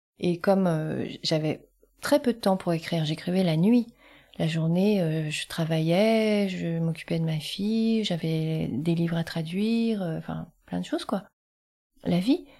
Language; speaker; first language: French; early bilingual, other home language; Vietnamese